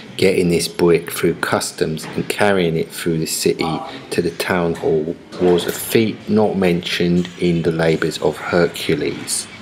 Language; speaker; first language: English; native; English